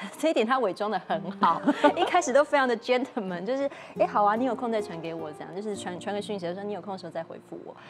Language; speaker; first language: Chinese; native; Chinese